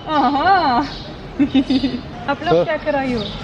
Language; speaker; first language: Hindi; non-native, learner; German